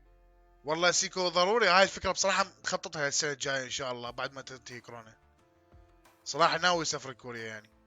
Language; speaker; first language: Arabic; native; Arabic